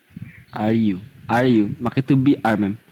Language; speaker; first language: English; non-native, learner; Indonesian